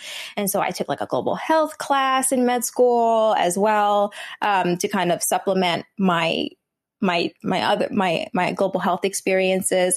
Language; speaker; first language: English; early bilingual, other home language; Vietnamese